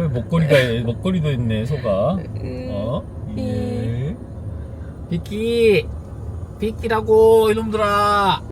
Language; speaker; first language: Korean; native; Korean